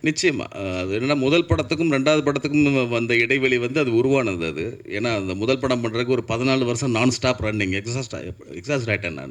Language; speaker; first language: Tamil; native; Tamil